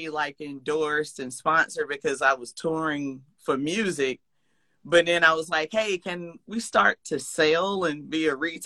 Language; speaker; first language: English; native; English